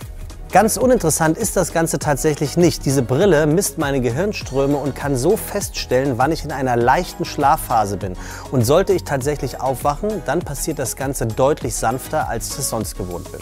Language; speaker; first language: German; native; German